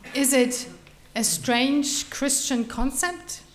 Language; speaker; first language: English; non-native, fluent; German